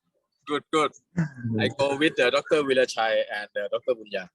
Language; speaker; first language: English; non-native, fluent; Thai